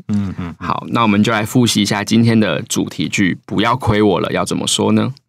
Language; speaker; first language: Chinese; native; Chinese